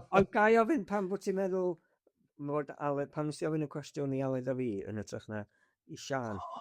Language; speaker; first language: Welsh; native; Welsh